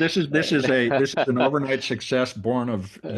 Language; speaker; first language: English; native; English